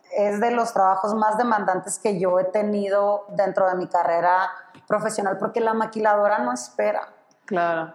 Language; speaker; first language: Spanish; native; Spanish